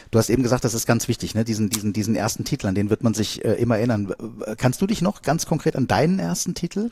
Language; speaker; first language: German; native; German